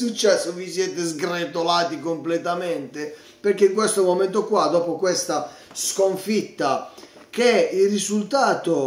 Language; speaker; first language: Italian; native; Italian